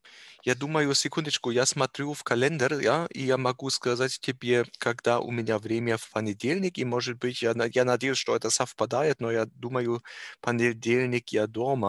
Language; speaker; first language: Russian; non-native, learner; German